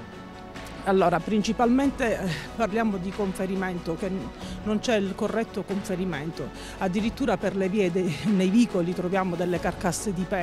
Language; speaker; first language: Italian; native; Italian